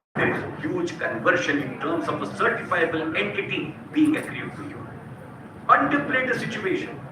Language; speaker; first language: English; non-native, local second language; Hindi